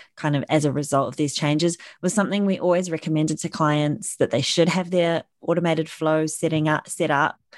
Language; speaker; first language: English; native; English